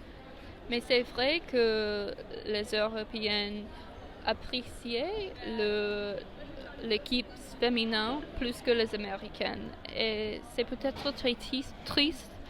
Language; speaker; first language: French; non-native, learner; English